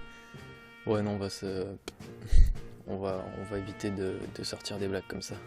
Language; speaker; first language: French; native; French